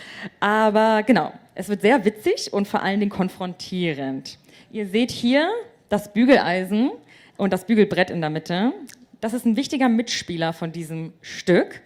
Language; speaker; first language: German; native; German